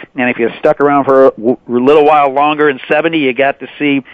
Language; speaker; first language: English; native; English